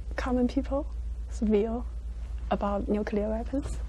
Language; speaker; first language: English; non-native, learner; Chinese